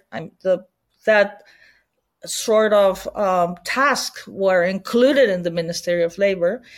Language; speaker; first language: English; non-native, fluent; Spanish